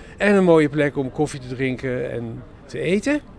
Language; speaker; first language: Dutch; native; Dutch